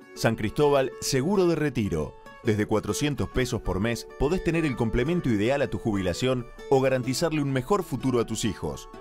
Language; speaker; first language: Spanish; native; Spanish